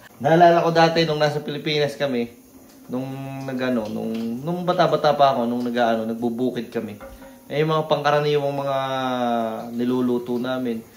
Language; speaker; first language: Filipino; native; Filipino